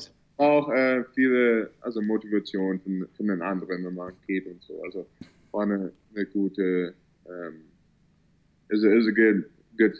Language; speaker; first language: German; early bilingual, heritage; German